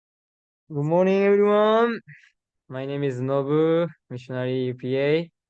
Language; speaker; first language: English; non-native, learner; Japanese